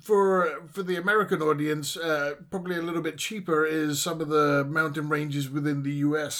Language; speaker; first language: English; native; English